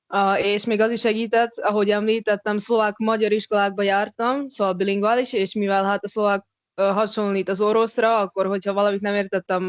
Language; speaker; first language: Hungarian; non-native, local second language; Russian